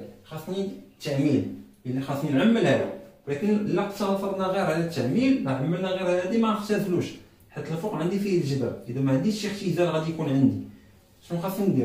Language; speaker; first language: Arabic; native; Arabic